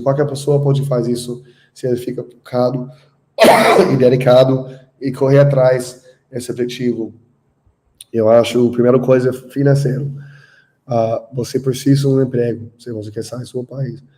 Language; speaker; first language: Portuguese; non-native, learner; English